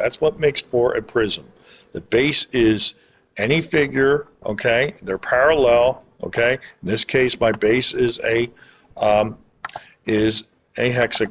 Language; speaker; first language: English; native; English